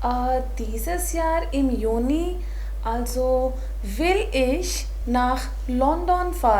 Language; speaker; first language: German; non-native, fluent; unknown